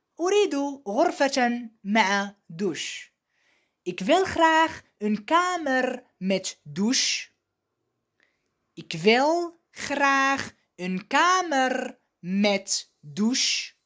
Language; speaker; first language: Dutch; non-native, fluent; Arabic